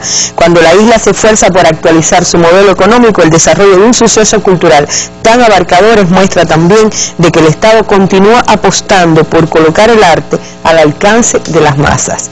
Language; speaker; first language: Spanish; native; Spanish